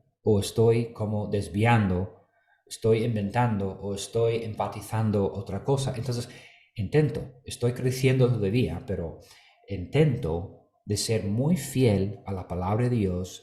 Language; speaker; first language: Spanish; non-native, fluent; English